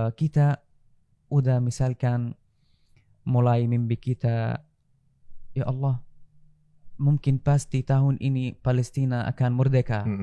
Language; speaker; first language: Indonesian; non-native, fluent; Arabic